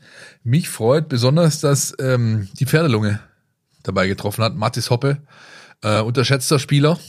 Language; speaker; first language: German; native; German